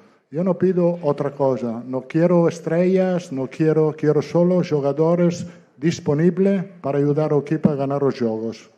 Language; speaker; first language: Portuguese; non-native, learner; Italian